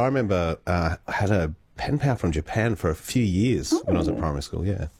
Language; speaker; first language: English; native; English